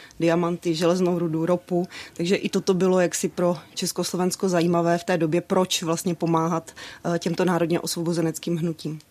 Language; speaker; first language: Czech; native; Czech